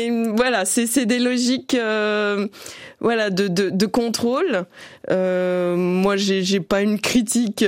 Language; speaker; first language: French; native; French